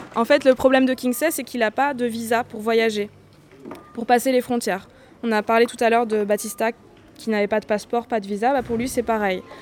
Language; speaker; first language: French; native; French